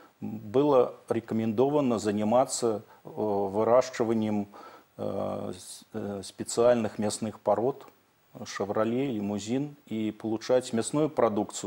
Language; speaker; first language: Russian; native; Russian